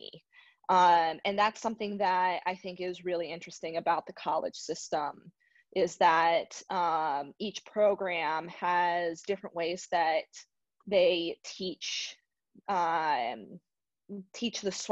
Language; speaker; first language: English; native; English